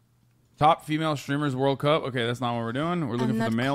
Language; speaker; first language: English; native; English